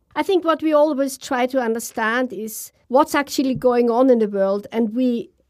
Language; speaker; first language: English; non-native, fluent; German